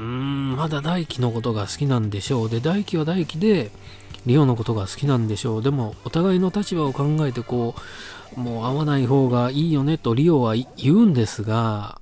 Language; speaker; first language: Japanese; native; Japanese